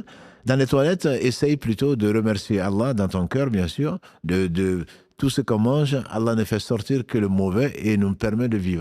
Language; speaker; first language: French; native; French